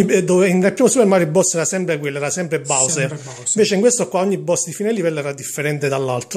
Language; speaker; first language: Italian; native; Italian